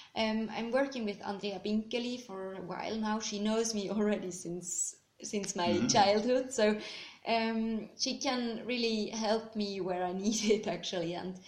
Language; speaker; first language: English; non-native, fluent; Swiss German